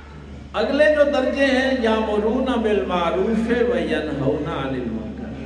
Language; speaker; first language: Urdu; native; Urdu